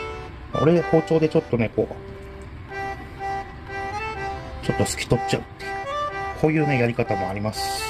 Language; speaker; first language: Japanese; native; Japanese